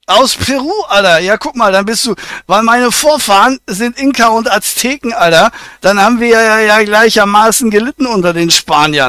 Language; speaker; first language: German; native; German